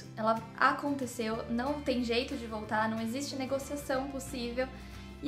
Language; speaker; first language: Portuguese; native; Portuguese